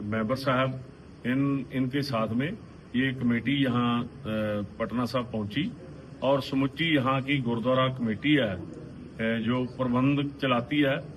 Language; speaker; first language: Hindi; non-native, local second language; Punjabi